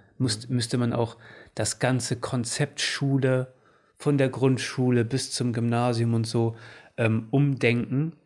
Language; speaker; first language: German; early bilingual, other home language; Portuguese